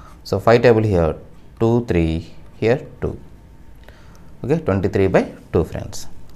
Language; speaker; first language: English; non-native, local second language; Telugu